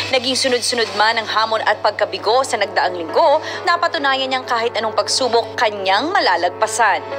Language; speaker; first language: Filipino; native; Filipino